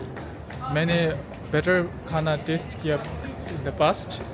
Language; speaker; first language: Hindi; non-native, learner; Nepali